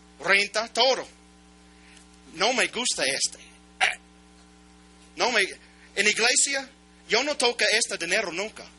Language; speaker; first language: Spanish; non-native, learner; English